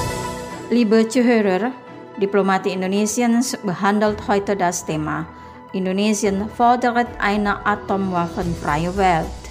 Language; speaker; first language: German; non-native, fluent; Indonesian